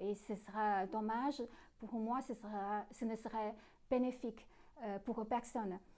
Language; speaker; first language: French; non-native, fluent; Chinese